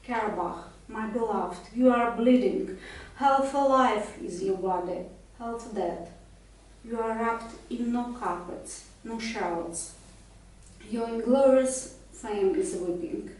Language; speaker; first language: English; non-native, fluent; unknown